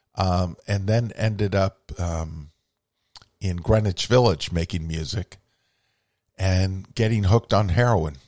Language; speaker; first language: English; native; English